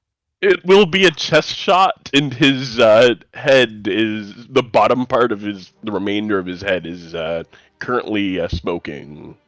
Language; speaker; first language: English; native; English